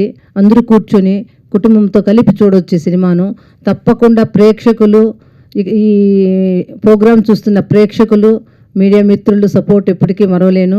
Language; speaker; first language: Telugu; native; Telugu